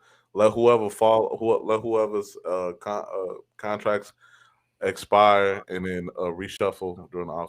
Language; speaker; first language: English; native; English